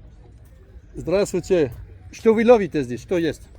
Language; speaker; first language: Russian; non-native, learner; French